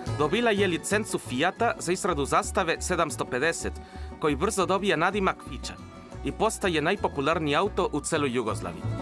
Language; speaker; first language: Serbian; non-native, fluent; Spanish